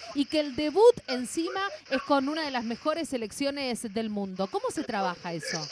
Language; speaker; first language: Spanish; native; Spanish